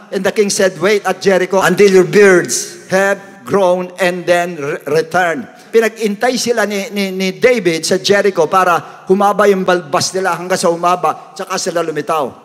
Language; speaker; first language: Filipino; native; Filipino